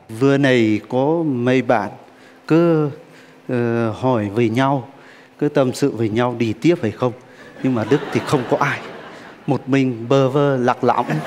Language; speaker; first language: Vietnamese; non-native, fluent; Turkish